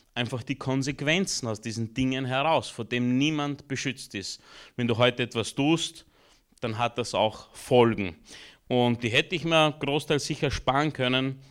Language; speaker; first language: German; early bilingual, other home language; Romanian